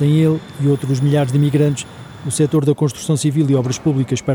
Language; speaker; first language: Portuguese; native; Portuguese